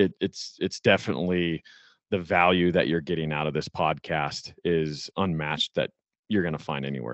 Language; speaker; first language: English; native; English